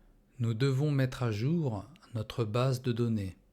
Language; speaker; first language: French; non-native, fluent; Russian